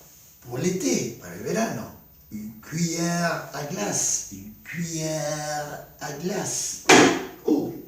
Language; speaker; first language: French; non-native, fluent; Spanish